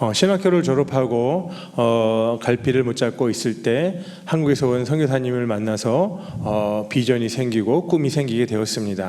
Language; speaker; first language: Korean; native; Korean